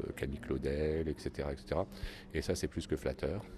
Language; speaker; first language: French; native; French